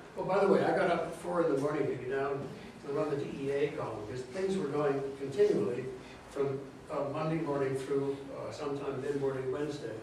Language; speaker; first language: English; native; English